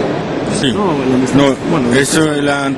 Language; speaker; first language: Spanish; non-native, learner; French